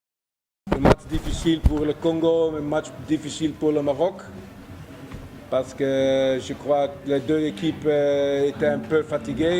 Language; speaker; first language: French; non-native, fluent; Dutch